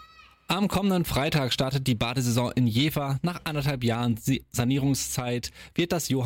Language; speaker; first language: German; native; German